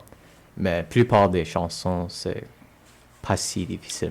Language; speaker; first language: French; non-native, local second language; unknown